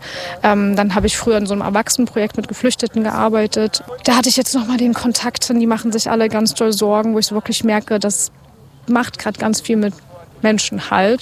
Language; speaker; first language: German; native; German